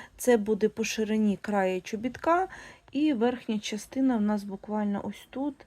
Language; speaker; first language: Ukrainian; non-native, local second language; Russian